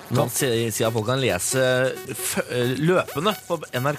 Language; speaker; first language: Norwegian; native; Norwegian